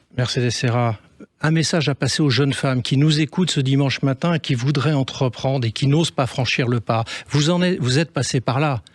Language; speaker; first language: French; native; French